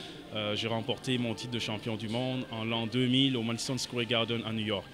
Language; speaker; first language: French; non-native, local second language; Wolof